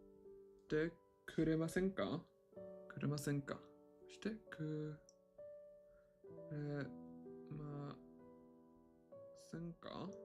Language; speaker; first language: Japanese; non-native, learner; English